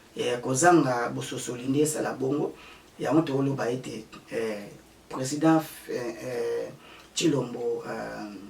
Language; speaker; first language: Lingala; non-native, local second language; Kongo